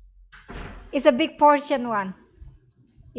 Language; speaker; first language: English; non-native, fluent; Indonesian